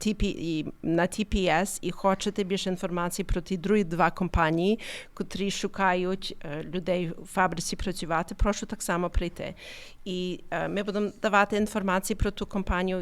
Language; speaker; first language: Ukrainian; early bilingual, heritage; Ukrainian